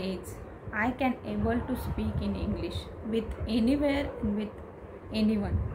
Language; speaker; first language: English; non-native, learner; Marathi